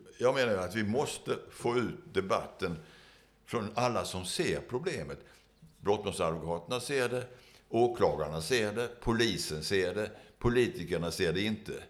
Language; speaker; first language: Swedish; native; Swedish